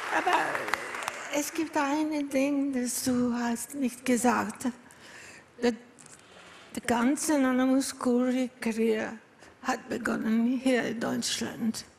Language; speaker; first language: German; non-native, learner; Greek